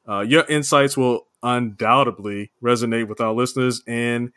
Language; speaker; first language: English; native; English